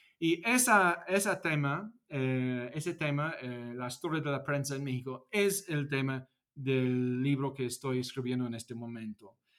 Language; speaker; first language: Spanish; non-native, fluent; English